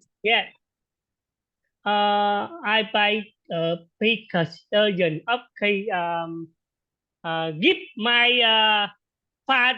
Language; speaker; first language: English; non-native, learner; Vietnamese